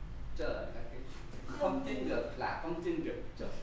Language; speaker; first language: Korean; non-native, fluent; Vietnamese